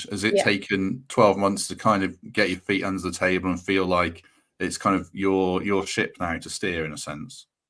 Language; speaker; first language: English; native; English